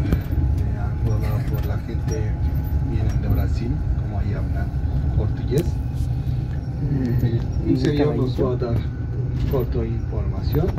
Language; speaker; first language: Spanish; non-native, fluent; Turkish